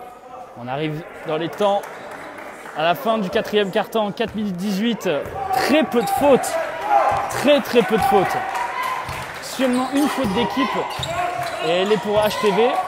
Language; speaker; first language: French; native; French